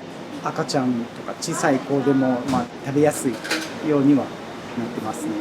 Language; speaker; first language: Japanese; native; Japanese